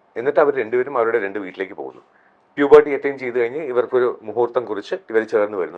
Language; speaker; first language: Malayalam; native; Malayalam